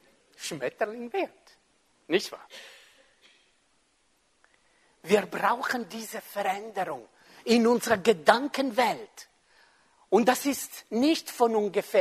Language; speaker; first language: German; non-native, fluent; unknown